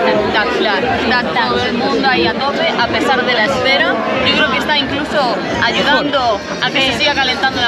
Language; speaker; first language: Spanish; native; Spanish